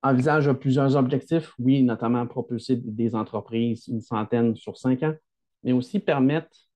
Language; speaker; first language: French; native; French